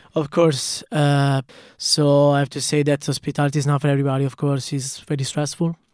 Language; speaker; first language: English; non-native, fluent; Italian